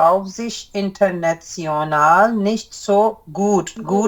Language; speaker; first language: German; non-native, learner; Urdu